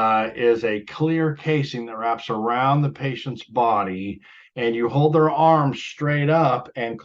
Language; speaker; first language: English; native; English